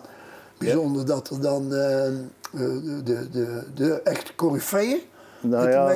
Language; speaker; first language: Dutch; native; Dutch